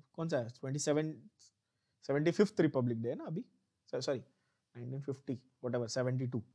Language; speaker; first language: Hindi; native; Hindi